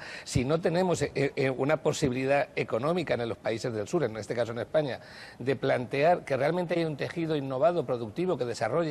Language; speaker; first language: Spanish; native; Spanish